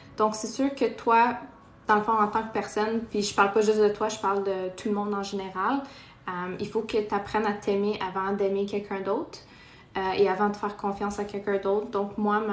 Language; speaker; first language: French; non-native, local second language; Portuguese